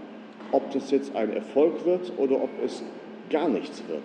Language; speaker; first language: German; native; German